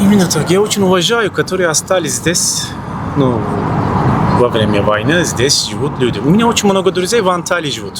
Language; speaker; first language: Russian; non-native, learner; Turkish